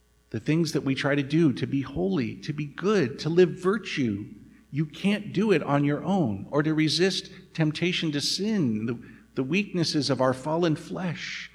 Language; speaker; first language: English; native; English